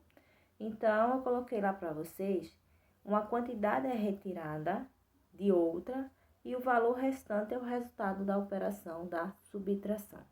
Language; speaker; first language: Portuguese; native; Portuguese